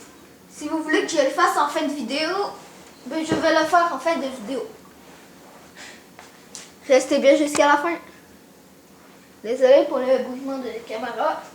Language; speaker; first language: French; native; French